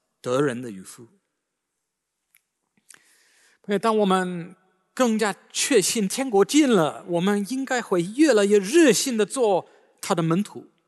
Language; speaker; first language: Chinese; native; Chinese